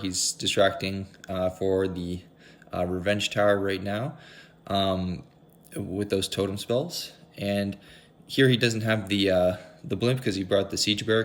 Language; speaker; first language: English; native; English